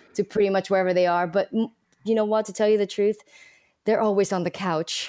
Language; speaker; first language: English; early bilingual, other home language; Spanish